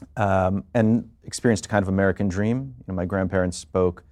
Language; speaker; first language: English; native; English